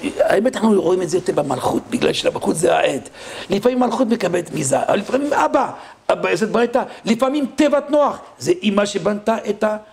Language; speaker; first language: Hebrew; non-native, fluent; French